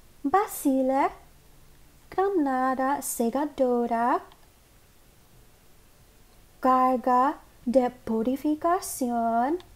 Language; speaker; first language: Spanish; non-native, learner; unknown